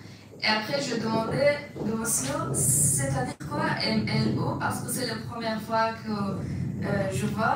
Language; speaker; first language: French; non-native, fluent; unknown